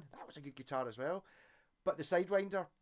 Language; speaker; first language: English; native; English